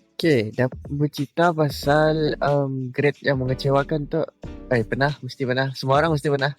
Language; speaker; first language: Malay; native; Malay